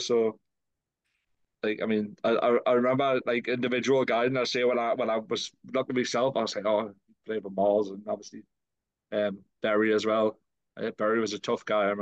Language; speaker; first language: English; native; English